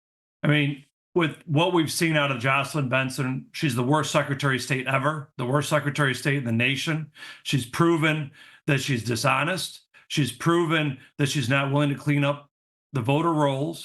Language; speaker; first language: English; native; English